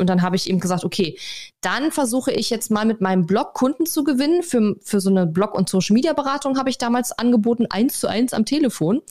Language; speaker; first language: German; native; German